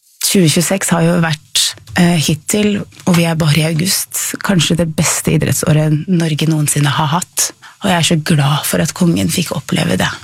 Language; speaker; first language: Norwegian; native; Norwegian